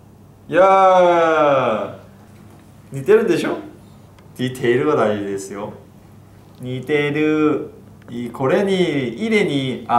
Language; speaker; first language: Japanese; non-native, fluent; Korean